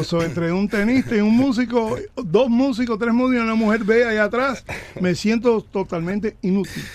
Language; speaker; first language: Spanish; early bilingual, other home language; English